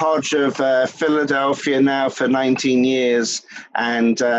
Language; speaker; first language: English; native; English